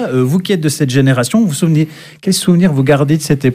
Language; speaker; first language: French; native; French